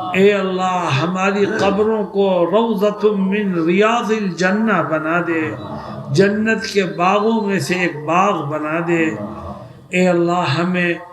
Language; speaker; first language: Urdu; native; Urdu